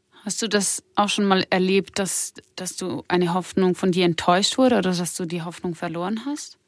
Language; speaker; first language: German; native; German